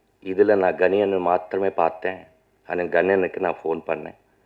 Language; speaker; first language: Tamil; non-native, learner; Telugu